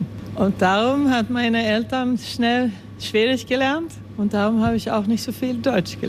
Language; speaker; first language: German; early bilingual, heritage; Swedish